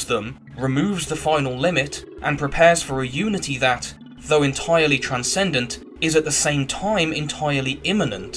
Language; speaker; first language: English; native; English